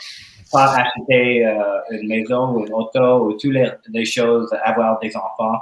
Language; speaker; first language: French; non-native, learner; English